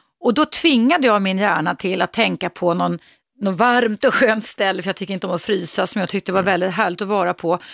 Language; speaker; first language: Swedish; native; Swedish